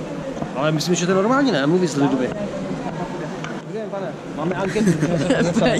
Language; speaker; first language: Czech; native; Czech